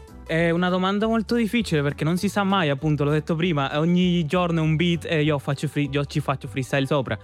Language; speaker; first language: Italian; non-native, fluent; Spanish